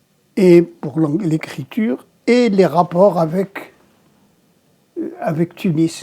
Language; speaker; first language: French; non-native, local second language; Arabic